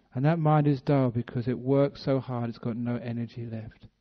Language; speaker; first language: English; native; English